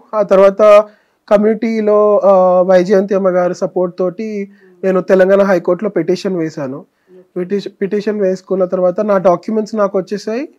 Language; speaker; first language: Telugu; native; Telugu